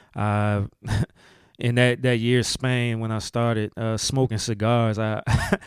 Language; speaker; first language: English; native; English